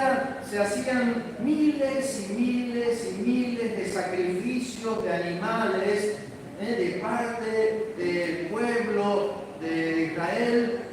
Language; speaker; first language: Spanish; native; Spanish